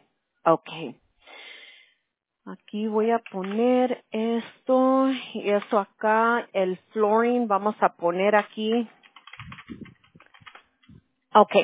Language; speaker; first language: Spanish; early bilingual, heritage; English